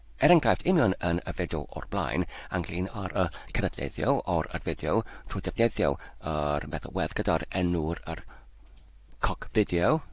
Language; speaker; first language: Welsh; non-native, learner; Polish